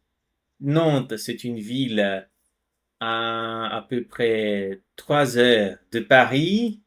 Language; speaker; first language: French; non-native, fluent; Portuguese